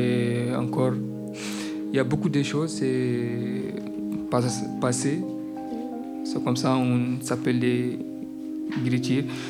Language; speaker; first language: French; non-native, learner; Arabic